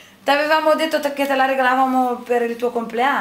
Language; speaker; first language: Italian; native; Italian